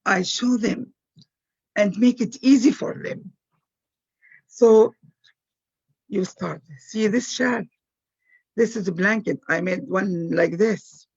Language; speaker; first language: English; non-native, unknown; Arabic